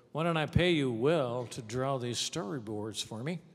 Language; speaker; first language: English; native; English